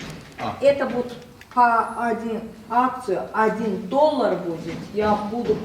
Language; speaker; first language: Russian; non-native, learner; Azerbaijani